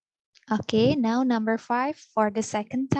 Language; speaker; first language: English; non-native, fluent; Indonesian